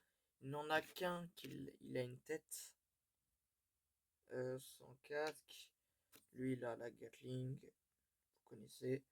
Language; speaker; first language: French; native; French